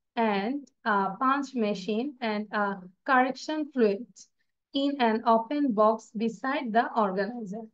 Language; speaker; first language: English; non-native, local second language; Bangla